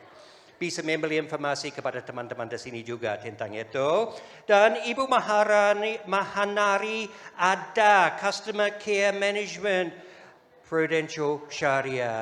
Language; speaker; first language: Indonesian; non-native, fluent; English